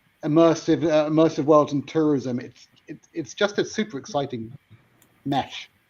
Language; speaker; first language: English; native; English